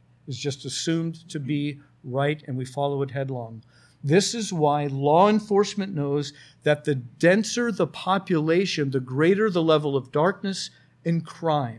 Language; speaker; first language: English; native; English